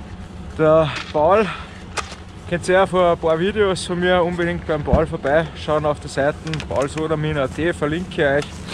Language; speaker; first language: German; native; German